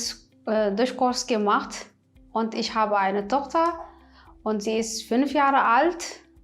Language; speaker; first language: German; non-native, learner; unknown